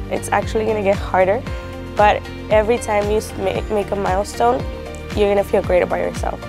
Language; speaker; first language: English; early bilingual, other home language; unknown